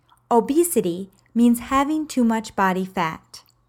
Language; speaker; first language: English; native; English